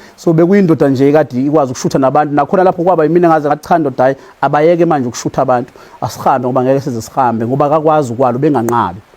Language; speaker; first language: Zulu; native; Zulu